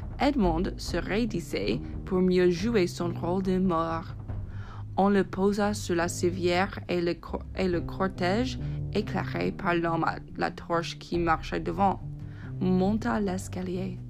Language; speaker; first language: French; non-native, fluent; English